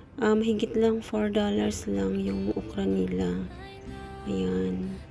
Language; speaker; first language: Filipino; non-native, local second language; Cebuano